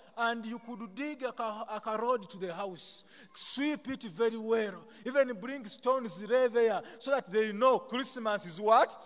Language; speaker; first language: English; non-native, local second language; Ganda